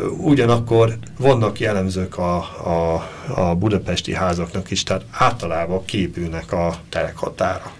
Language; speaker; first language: Hungarian; early bilingual, heritage; Hungarian